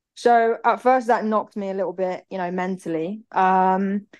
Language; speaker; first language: English; native; English